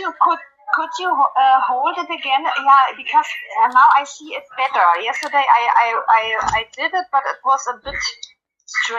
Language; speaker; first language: English; non-native, fluent; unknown